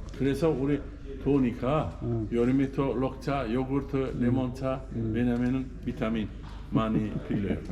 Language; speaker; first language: Korean; non-native, learner; Uzbek